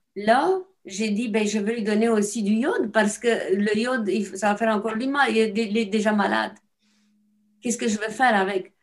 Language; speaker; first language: French; non-native, fluent; Romanian